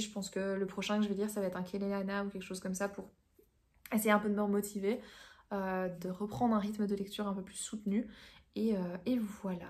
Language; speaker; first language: French; native; French